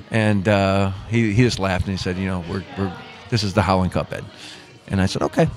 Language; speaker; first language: English; native; English